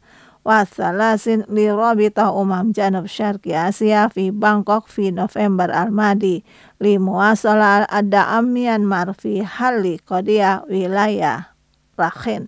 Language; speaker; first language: Arabic; non-native, fluent; Indonesian